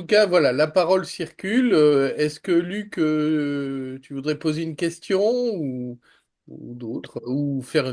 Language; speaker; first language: French; native; French